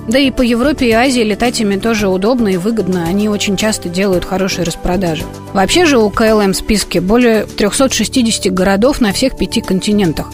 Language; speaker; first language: Russian; native; Russian